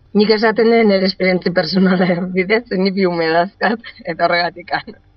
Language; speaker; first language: Basque; non-native, local second language; Spanish